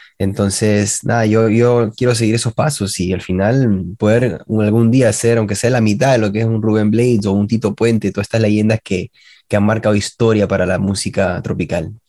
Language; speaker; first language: Spanish; early bilingual, heritage; Spanish